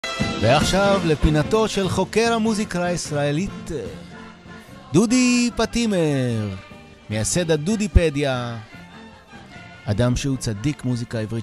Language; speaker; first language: Hebrew; native; Hebrew